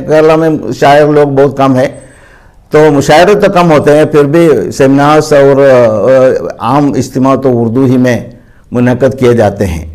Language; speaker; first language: Urdu; non-native, local second language; Malayalam